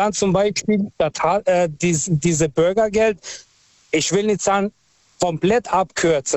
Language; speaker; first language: German; early bilingual, other home language; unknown